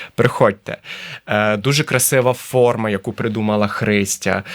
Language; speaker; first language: Ukrainian; native; Ukrainian